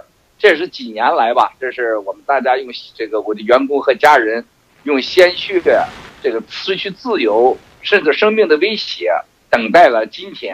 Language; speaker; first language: Chinese; native; Chinese